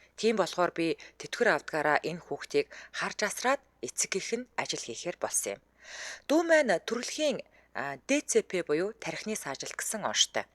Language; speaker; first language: Mongolian; native; Mongolian